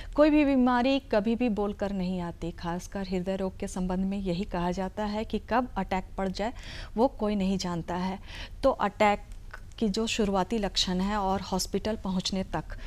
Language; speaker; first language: Hindi; native; Hindi